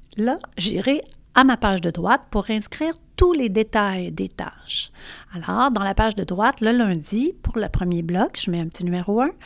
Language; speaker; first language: French; native; French